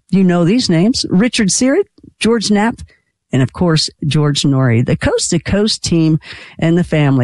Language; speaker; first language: English; native; English